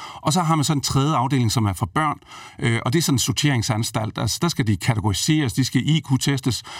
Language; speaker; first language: Danish; native; Danish